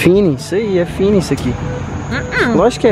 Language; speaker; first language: Portuguese; native; Portuguese